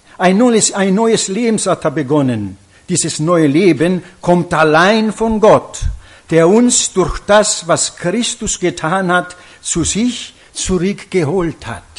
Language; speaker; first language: German; non-native, fluent; Italian